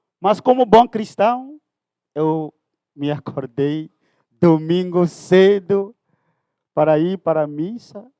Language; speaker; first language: Portuguese; non-native, fluent; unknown